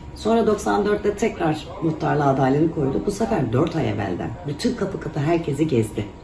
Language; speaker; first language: Turkish; native; Turkish